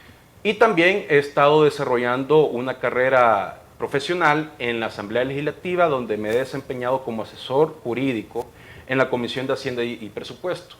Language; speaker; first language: Spanish; native; Spanish